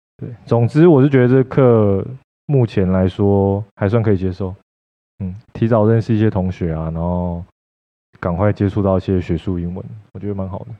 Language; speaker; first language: Chinese; native; Chinese